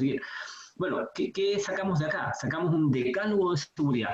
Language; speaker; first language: Spanish; native; Spanish